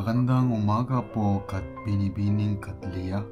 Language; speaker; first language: Filipino; non-native, local second language; Cebuano